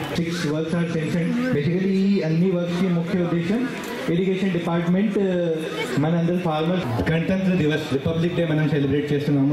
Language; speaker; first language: Telugu; non-native, learner; Hindi